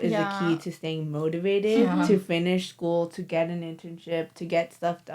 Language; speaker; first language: English; native; English